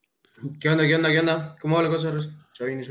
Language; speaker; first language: Spanish; native; Spanish